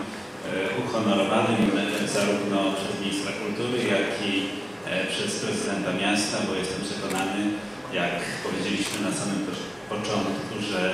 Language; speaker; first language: Polish; native; Polish